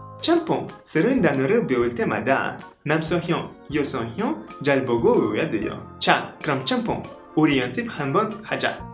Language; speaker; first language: Korean; non-native, learner; French